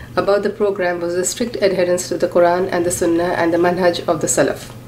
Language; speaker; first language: English; non-native, local second language; Urdu